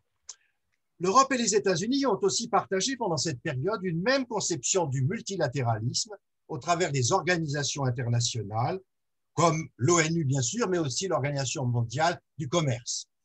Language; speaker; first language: French; native; French